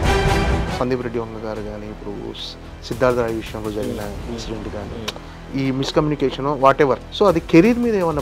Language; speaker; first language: Telugu; native; Telugu